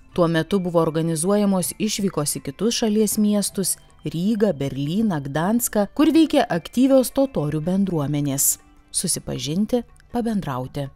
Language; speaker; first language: Lithuanian; native; Lithuanian